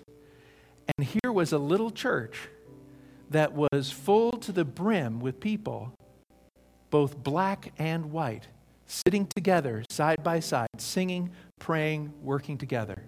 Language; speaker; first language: English; native; English